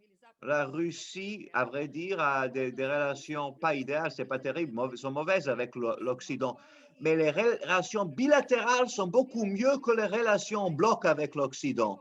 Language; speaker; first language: French; non-native, local second language; Serbian